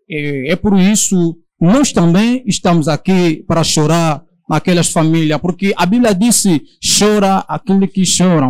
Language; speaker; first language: Portuguese; non-native, learner; Lingala